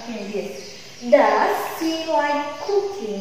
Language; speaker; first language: English; non-native, learner; Indonesian